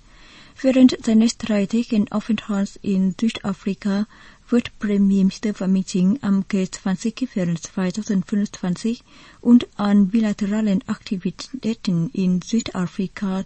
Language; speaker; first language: German; non-native, fluent; Vietnamese